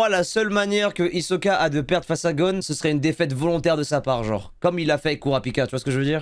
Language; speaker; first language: French; native; French